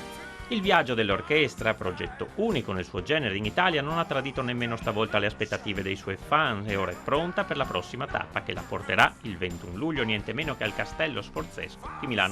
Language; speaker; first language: Italian; native; Italian